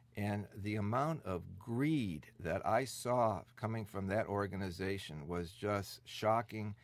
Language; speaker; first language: English; native; English